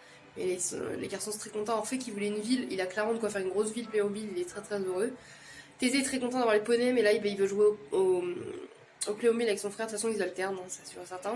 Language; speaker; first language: French; native; French